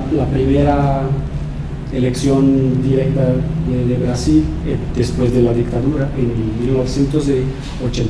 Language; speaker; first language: Spanish; non-native, fluent; Portuguese